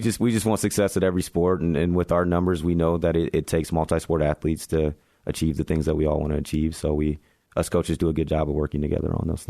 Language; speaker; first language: English; native; English